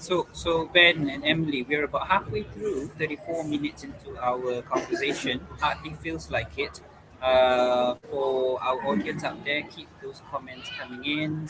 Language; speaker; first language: English; non-native, local second language; Malay